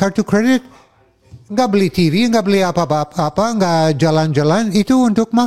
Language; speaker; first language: Indonesian; non-native, fluent; English